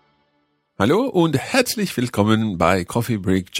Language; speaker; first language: German; non-native, learner; English